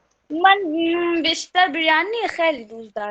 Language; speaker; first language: Persian; non-native, learner; Urdu